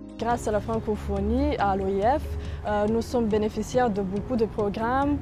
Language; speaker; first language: French; non-native, fluent; Serbian